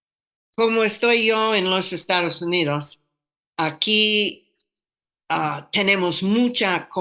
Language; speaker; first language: Spanish; non-native, fluent; English